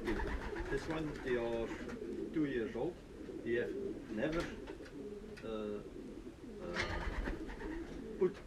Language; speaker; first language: English; non-native, learner; Dutch